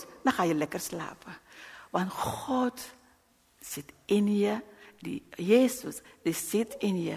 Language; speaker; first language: Dutch; non-native, learner; Indonesian